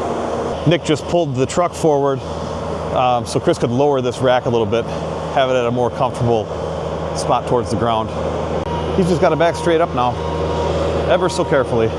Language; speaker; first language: English; native; English